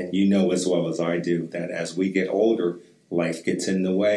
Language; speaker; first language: English; native; English